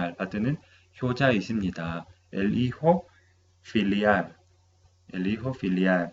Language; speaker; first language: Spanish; non-native, fluent; Korean